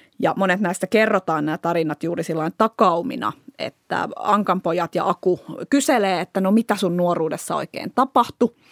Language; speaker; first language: Finnish; native; Finnish